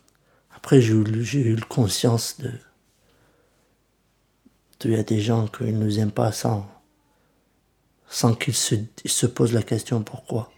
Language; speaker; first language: French; early bilingual, other home language; Kurdish